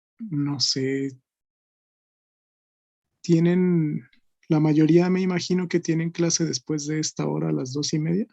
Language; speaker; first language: Spanish; native; Spanish